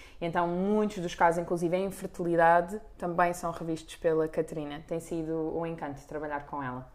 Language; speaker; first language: Portuguese; native; Portuguese